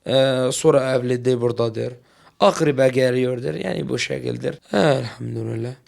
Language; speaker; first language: Turkish; non-native, learner; Arabic